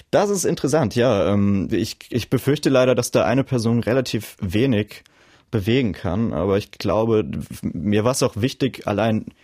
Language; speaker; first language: German; native; German